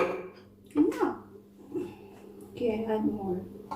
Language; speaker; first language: English; non-native, local second language; Filipino